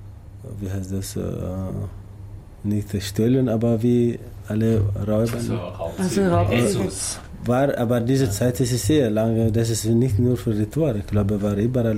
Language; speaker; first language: German; non-native, learner; Tamasheq